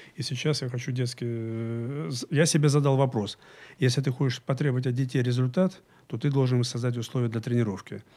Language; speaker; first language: Russian; native; Russian